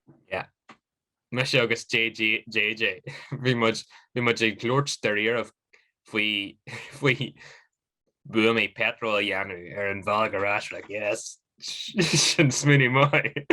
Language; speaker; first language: Irish; non-native, local second language; English